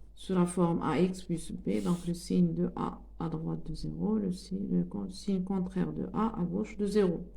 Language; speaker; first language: French; non-native, local second language; Arabic